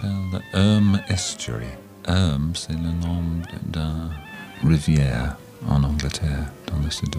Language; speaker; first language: French; non-native, learner; English